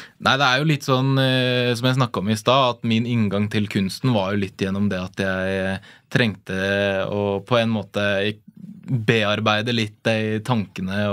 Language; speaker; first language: Norwegian; native; Norwegian